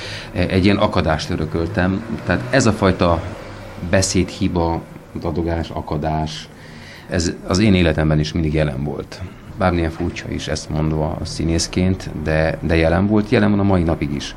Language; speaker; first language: Hungarian; native; Hungarian